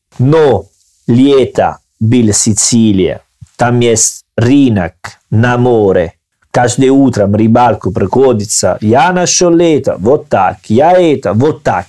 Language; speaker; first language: Russian; non-native, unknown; Italian